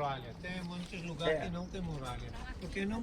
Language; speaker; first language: Portuguese; non-native, fluent; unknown